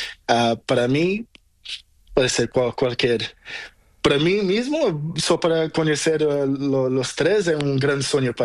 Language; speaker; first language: Spanish; non-native, learner; Portuguese